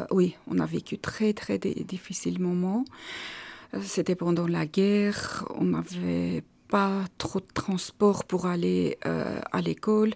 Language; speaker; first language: French; non-native, fluent; Armenian